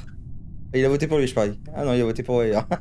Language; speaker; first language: French; native; French